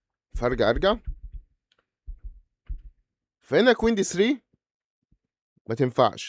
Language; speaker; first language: Arabic; native; Arabic